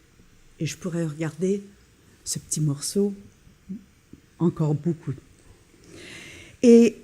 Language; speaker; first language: French; non-native, local second language; English